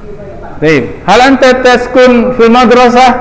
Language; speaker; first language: Arabic; non-native, fluent; Indonesian